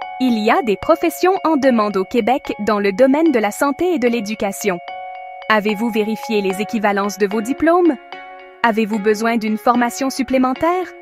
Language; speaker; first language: French; native; French